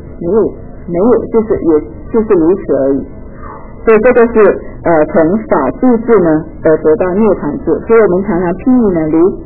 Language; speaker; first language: Chinese; native; Chinese